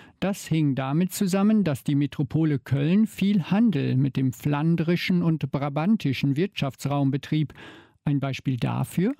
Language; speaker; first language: German; native; German